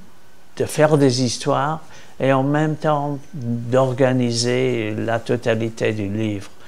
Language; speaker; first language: French; non-native, fluent; English